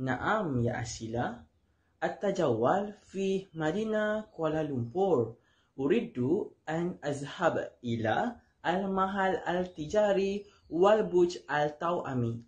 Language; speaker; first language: Arabic; non-native, learner; Malay